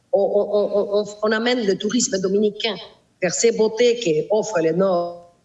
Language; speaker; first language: French; non-native, fluent; Spanish